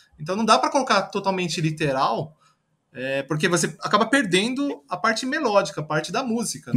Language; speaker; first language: Portuguese; early bilingual, other home language; Japanese